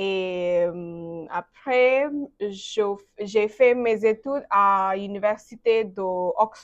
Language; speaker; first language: French; non-native, learner; Bangla